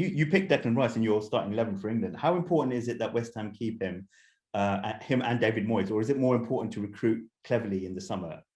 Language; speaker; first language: English; native; English